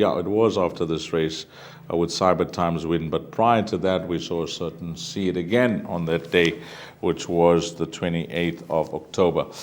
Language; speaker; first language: English; native; English